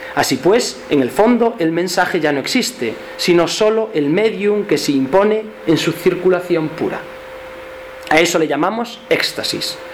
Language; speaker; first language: Spanish; non-native, local second language; Galician